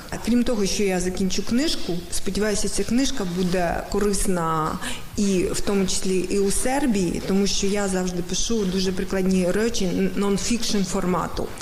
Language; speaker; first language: Ukrainian; native; Ukrainian